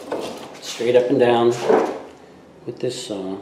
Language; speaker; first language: English; native; English